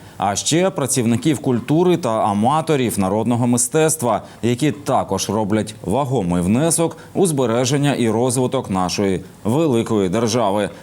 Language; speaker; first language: Ukrainian; native; Ukrainian